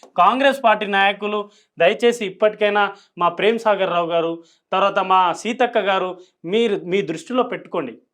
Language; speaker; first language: Telugu; native; Telugu